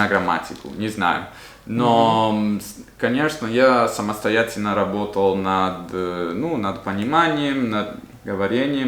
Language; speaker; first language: Russian; non-native, fluent; Italian